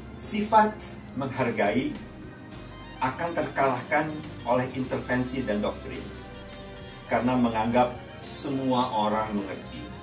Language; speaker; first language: Indonesian; native; Indonesian